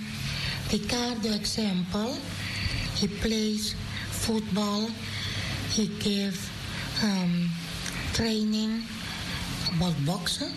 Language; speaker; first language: English; non-native, learner; Dutch